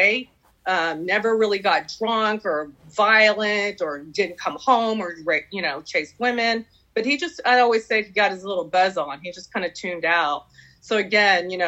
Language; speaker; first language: English; early bilingual, other home language; French